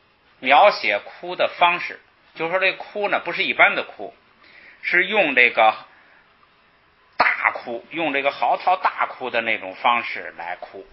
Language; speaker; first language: Chinese; native; Chinese